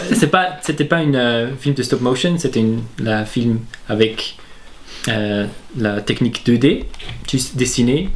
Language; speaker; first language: French; non-native, local second language; German